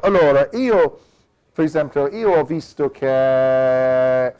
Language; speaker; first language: Italian; non-native, learner; English